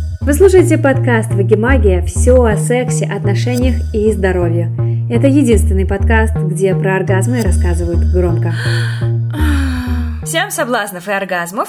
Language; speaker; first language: Russian; native; Russian